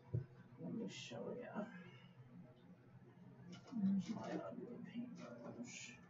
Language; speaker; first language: English; native; English